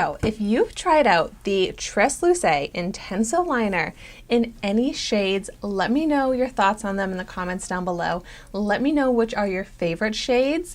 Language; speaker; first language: English; native; English